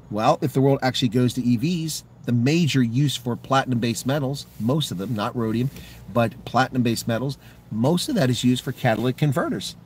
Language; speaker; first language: English; native; English